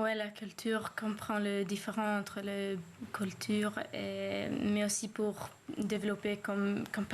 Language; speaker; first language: French; non-native, learner; Swedish